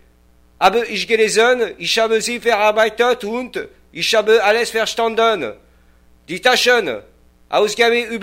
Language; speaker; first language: German; non-native, learner; French